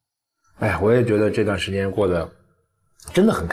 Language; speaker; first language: Chinese; native; Chinese